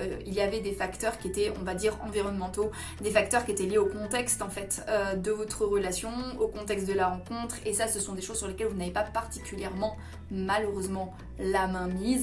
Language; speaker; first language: French; native; French